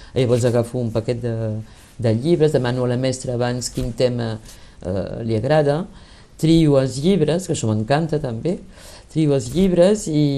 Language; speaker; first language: Catalan; early bilingual, heritage; Catalan